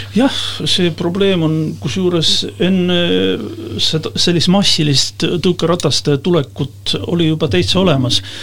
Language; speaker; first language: Estonian; non-native, local second language; Russian